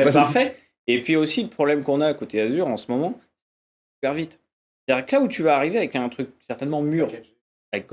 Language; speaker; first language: French; native; French